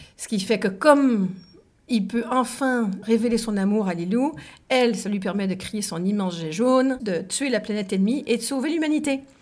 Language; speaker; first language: French; native; French